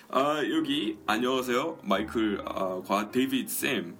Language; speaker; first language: Korean; non-native, fluent; English